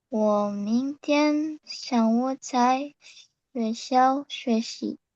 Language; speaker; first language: Chinese; non-native, learner; Indonesian